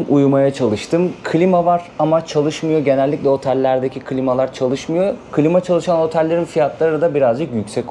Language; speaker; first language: Turkish; native; Turkish